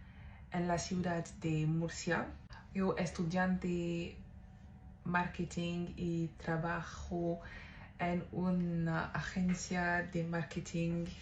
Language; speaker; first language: Spanish; non-native, learner; French